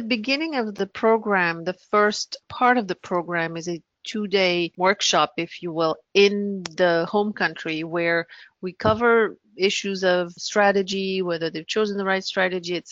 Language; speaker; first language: English; non-native, local second language; French